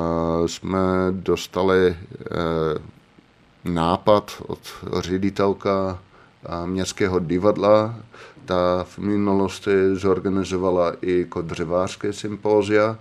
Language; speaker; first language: Czech; non-native, fluent; Dutch